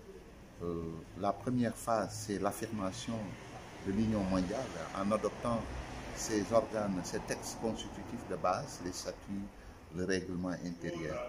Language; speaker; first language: French; non-native, local second language; Wolof